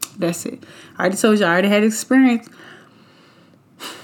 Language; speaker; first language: English; native; English